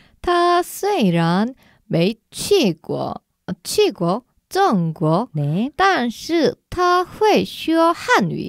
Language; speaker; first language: Chinese; non-native, learner; Korean